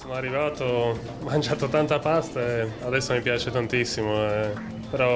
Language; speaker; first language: Italian; non-native, fluent; Slovak